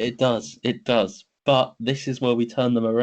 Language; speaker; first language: English; native; English